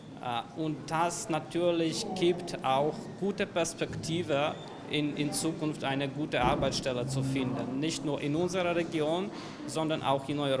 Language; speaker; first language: German; non-native, fluent; Ukrainian